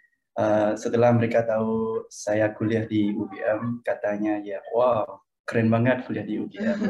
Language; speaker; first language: Indonesian; non-native, fluent; Khmer